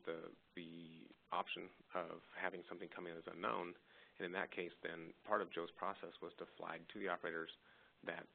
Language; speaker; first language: English; native; English